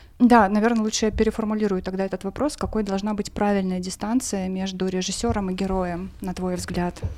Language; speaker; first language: Russian; native; Russian